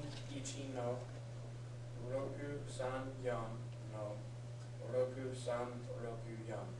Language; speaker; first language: Japanese; non-native, learner; English